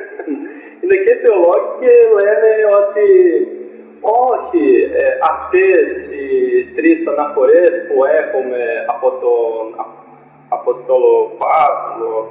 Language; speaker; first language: Greek; non-native, fluent; Portuguese